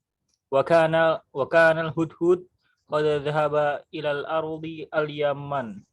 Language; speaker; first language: Arabic; non-native, learner; Indonesian